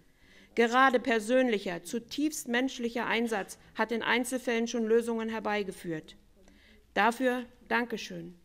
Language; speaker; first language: German; native; German